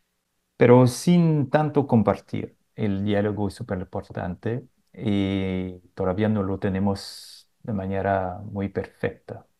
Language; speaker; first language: Spanish; non-native, fluent; French